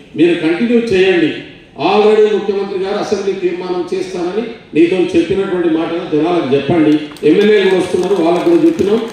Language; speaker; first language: Telugu; non-native, local second language; Lambadi